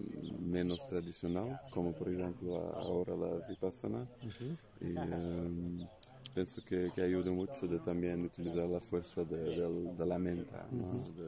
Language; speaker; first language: Spanish; non-native, fluent; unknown